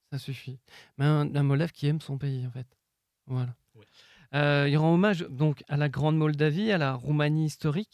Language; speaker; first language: French; native; French